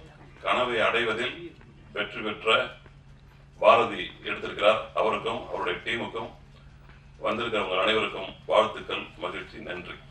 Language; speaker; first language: Tamil; native; Tamil